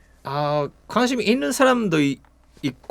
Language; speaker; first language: Korean; non-native, fluent; Japanese